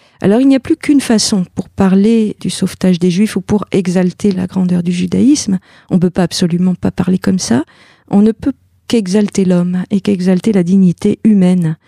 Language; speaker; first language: French; native; French